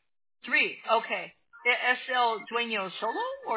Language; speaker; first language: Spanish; non-native, learner; English